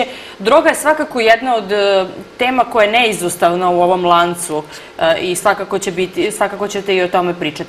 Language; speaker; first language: Serbian; native; Serbian